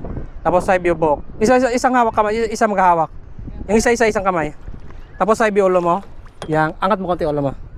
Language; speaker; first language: Filipino; non-native, local second language; Aklanon